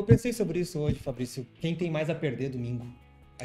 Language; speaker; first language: Portuguese; native; Portuguese